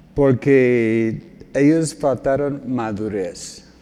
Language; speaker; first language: Spanish; non-native, fluent; English